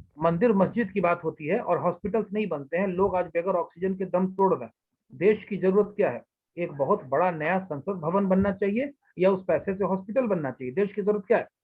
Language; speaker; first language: Hindi; native; Hindi